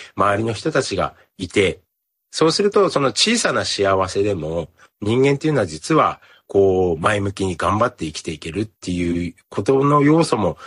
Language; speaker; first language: Japanese; native; Japanese